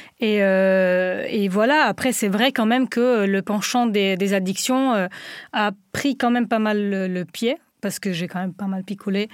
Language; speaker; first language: French; non-native, fluent; Italian